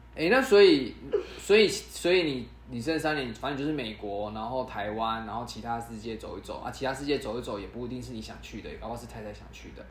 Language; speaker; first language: Chinese; native; Chinese